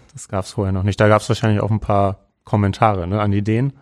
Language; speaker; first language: German; native; German